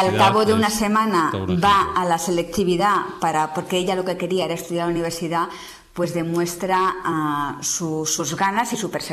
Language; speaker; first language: Spanish; native; Spanish